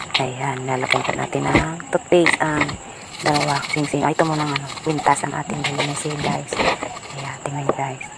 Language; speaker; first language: Filipino; non-native, local second language; Bikol